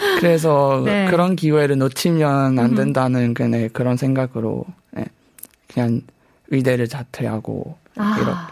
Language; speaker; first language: Korean; non-native, fluent; Burmese